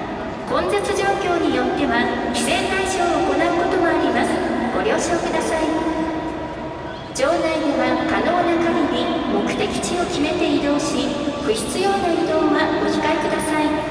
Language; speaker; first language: Japanese; native; Japanese